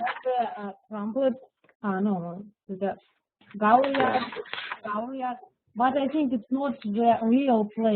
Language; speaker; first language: English; non-native, learner; Russian